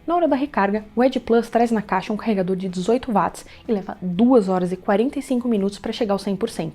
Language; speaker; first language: Portuguese; native; Portuguese